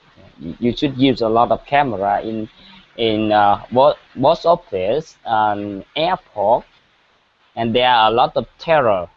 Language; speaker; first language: English; non-native, learner; Vietnamese